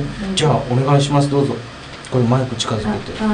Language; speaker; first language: Japanese; native; Japanese